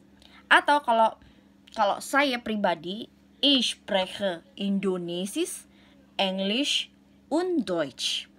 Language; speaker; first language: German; non-native, learner; Indonesian